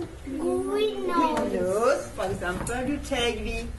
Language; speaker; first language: English; non-native, fluent; French